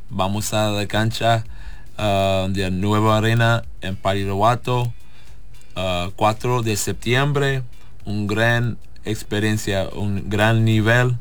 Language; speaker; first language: Spanish; non-native, learner; English